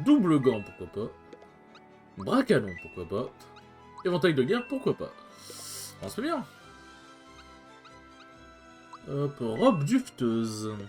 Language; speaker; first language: French; native; French